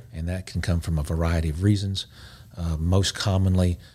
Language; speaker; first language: English; native; English